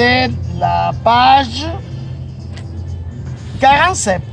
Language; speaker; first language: French; non-native, fluent; Spanish